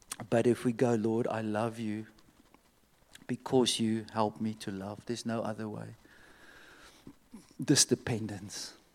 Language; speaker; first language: English; non-native, local second language; Afrikaans